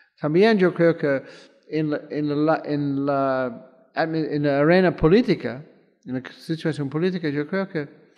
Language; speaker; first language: Spanish; non-native, fluent; English